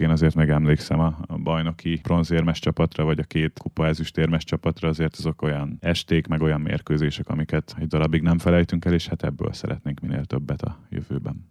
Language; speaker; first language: Hungarian; native; Hungarian